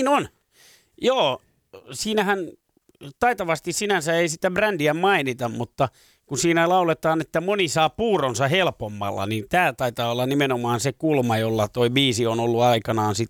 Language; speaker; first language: Finnish; native; Finnish